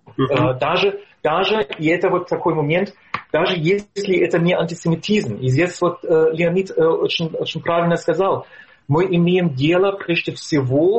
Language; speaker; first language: Russian; non-native, fluent; German